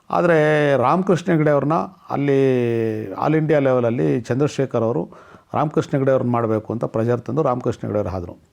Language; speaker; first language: Kannada; non-native, local second language; Telugu